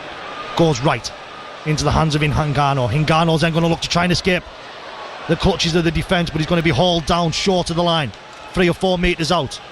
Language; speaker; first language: English; native; English